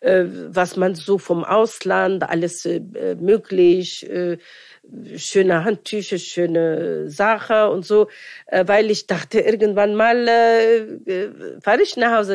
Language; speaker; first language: German; non-native, fluent; Arabic